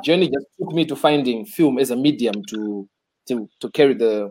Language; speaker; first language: English; non-native, local second language; Shona